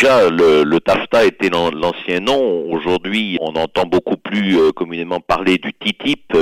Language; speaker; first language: French; native; French